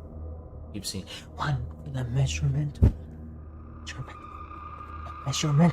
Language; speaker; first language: English; native; English